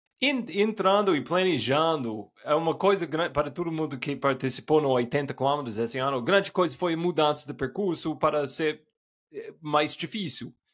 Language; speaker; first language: Portuguese; non-native, fluent; English